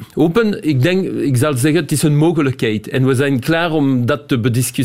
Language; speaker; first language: Dutch; non-native, local second language; French